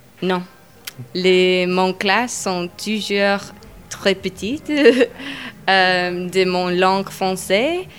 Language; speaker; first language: French; non-native, learner; English